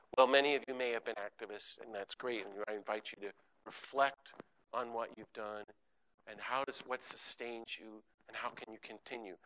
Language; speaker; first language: English; native; English